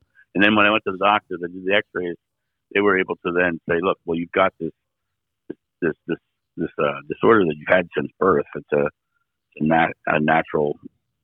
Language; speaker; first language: English; native; English